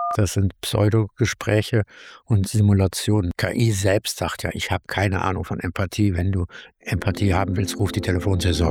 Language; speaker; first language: German; native; German